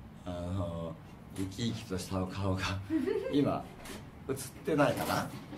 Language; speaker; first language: Japanese; native; Japanese